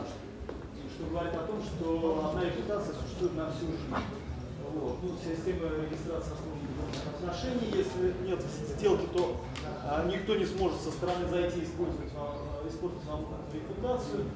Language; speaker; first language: Russian; native; Russian